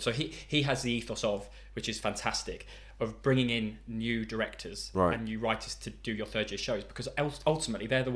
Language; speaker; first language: English; native; English